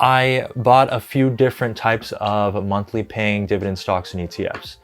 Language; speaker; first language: English; native; English